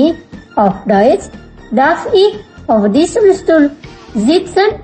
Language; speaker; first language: German; non-native, fluent; Indonesian